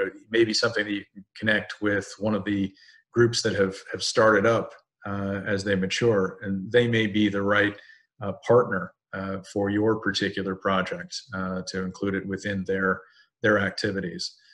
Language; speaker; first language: English; native; English